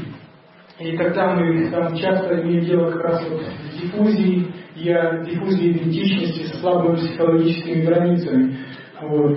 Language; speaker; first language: Russian; native; Russian